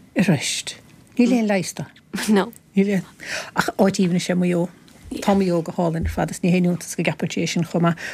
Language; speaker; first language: Irish; native; Irish